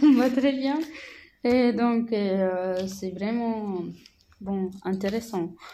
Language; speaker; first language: French; non-native, learner; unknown